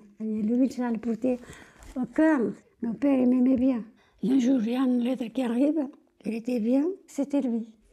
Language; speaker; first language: French; non-native, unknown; Portuguese